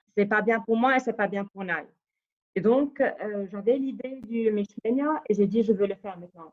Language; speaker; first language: French; non-native, fluent; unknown